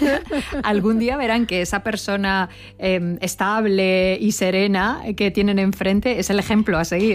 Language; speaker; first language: Spanish; native; Spanish